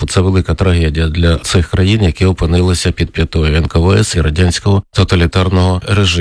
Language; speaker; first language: Ukrainian; native; Ukrainian